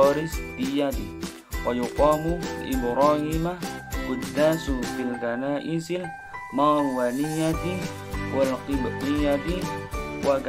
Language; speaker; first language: Arabic; non-native, learner; Indonesian